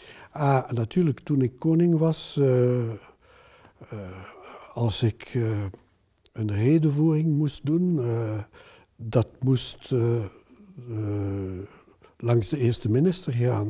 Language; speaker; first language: Dutch; non-native, local second language; French